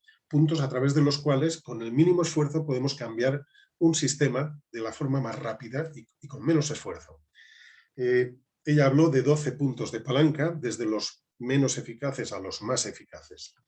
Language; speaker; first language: Spanish; native; Spanish